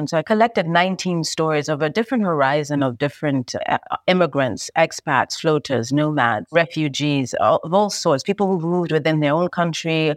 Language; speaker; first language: English; native; English